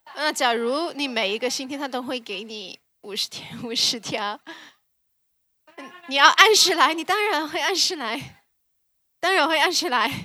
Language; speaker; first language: Chinese; early bilingual, heritage; Chinese